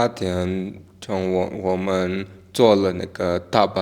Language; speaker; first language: Chinese; non-native, learner; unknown